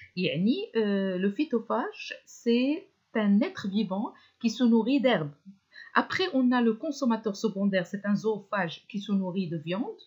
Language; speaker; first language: French; non-native, local second language; Arabic